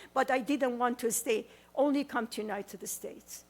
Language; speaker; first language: English; non-native, learner; Persian